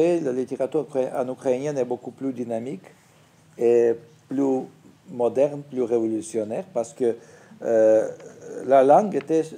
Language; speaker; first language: French; non-native, fluent; Russian